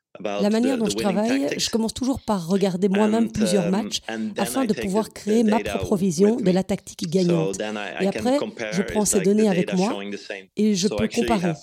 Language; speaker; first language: French; native; French